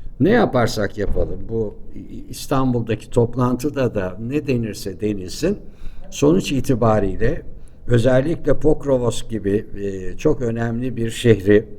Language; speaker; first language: Turkish; native; Turkish